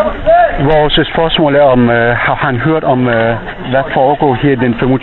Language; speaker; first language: Danish; non-native, fluent; Persian